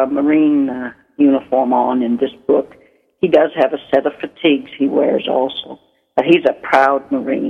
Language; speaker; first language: English; native; English